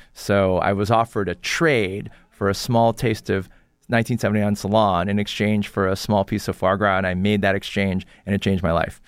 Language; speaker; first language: English; early bilingual, other home language; Korean